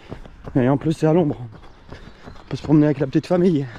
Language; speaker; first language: French; native; French